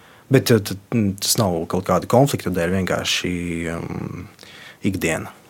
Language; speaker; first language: Latvian; non-native, local second language; Russian